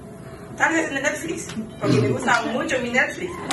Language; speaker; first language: Spanish; non-native, fluent; Haitian Creole